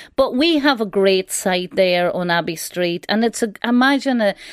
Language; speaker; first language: English; native; English